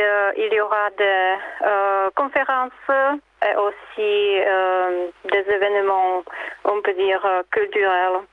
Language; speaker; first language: French; non-native, learner; Czech